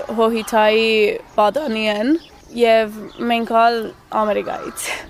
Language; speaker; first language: Armenian; early bilingual, heritage; Armenian